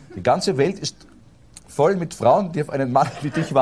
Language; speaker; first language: German; native; German